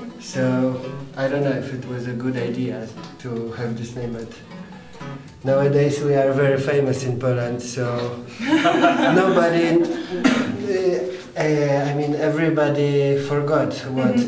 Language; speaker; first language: English; non-native, fluent; Polish